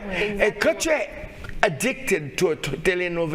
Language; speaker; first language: French; non-native, local second language; Haitian Creole